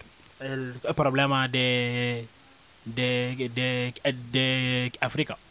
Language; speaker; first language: Spanish; non-native, learner; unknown